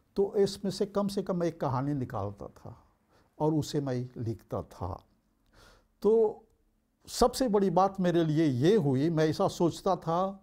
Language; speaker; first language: Hindi; early bilingual, heritage; Bhojpuri